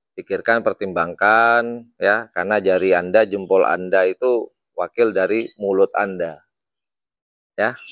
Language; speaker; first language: Indonesian; non-native, local second language; Madurese